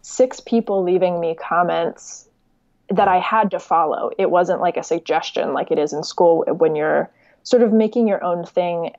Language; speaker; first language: English; native; English